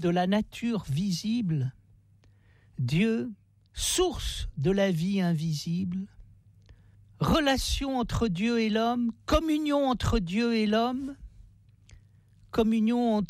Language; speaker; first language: French; native; French